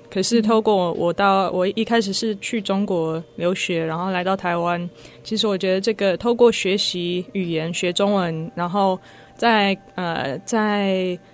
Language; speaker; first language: Chinese; non-native, fluent; English